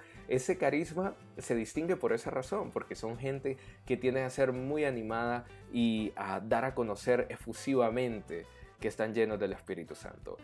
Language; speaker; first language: Spanish; native; Spanish